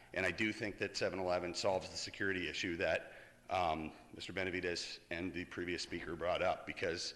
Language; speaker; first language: English; native; English